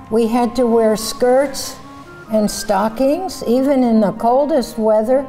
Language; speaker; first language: English; native; English